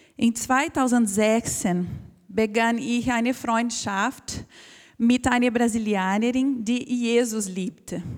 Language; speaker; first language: German; non-native, fluent; Portuguese